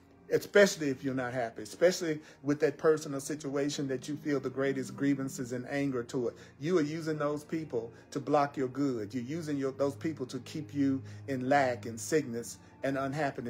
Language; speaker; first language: English; native; English